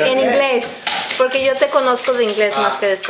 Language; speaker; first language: Spanish; non-native, learner; English